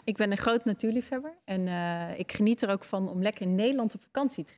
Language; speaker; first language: Dutch; native; Dutch